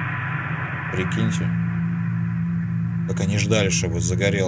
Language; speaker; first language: Russian; native; Russian